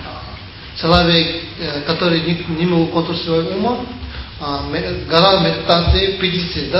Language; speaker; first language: Russian; non-native, learner; Tibetan